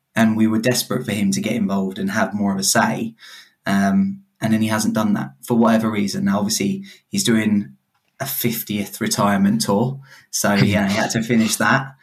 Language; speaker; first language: English; native; English